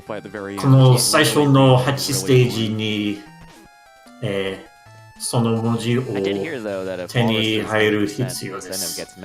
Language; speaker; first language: Japanese; non-native, learner; English